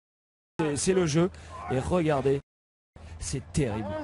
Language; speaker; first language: French; native; French